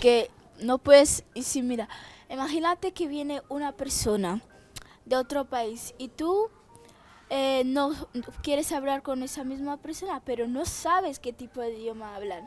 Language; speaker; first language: Spanish; early bilingual, other home language; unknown